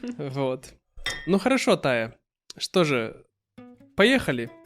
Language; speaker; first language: Russian; native; Russian